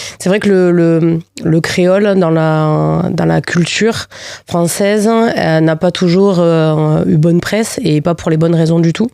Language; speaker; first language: French; native; French